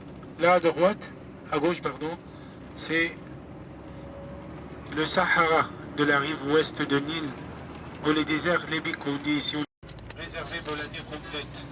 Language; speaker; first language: French; non-native, fluent; Arabic